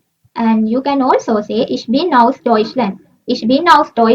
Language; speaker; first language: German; non-native, learner; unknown